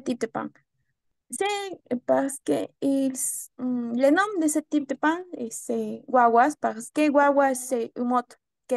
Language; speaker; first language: French; non-native, learner; Spanish